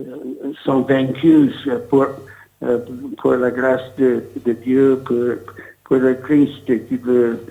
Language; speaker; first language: French; non-native, learner; English